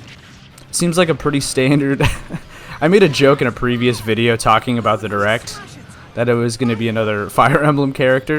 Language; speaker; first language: English; native; English